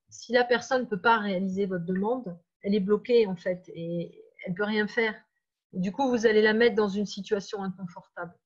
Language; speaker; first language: French; native; French